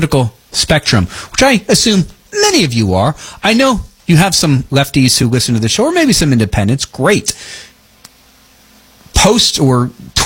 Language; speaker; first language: English; native; English